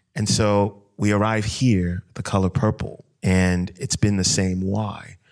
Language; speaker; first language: English; non-native, local second language; Akan